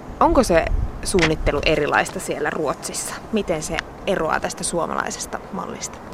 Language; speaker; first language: Finnish; native; Finnish